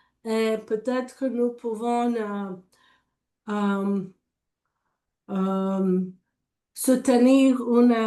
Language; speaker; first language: French; non-native, learner; English